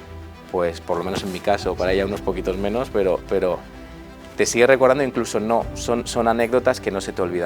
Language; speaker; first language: Spanish; native; Spanish